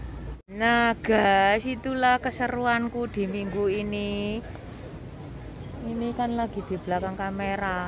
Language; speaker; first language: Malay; non-native, local second language; Javanese